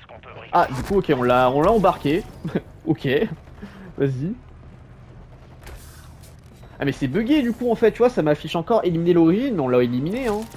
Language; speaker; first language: French; native; French